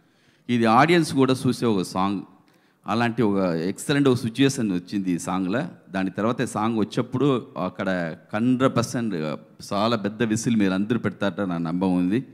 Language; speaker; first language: Telugu; non-native, learner; Tamil